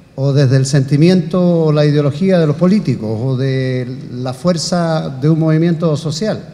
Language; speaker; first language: Spanish; native; Spanish